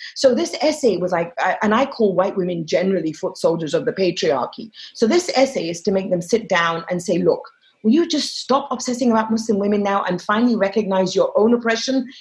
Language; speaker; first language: English; non-native, fluent; Arabic